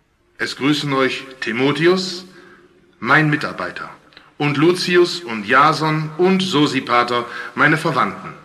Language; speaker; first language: German; native; German